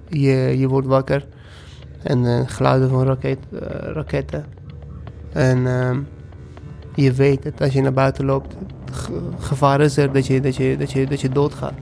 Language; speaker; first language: Dutch; non-native, fluent; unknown